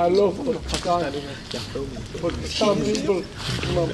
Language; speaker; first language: English; non-native, learner; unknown